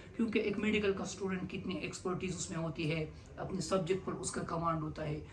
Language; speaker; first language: Urdu; non-native, local second language; Pashto